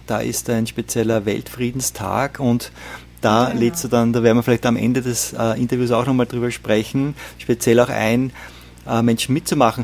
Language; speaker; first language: German; native; German